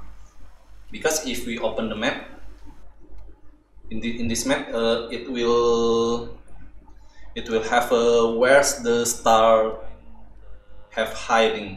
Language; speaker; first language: English; non-native, learner; Indonesian